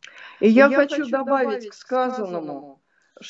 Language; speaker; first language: Russian; native; Russian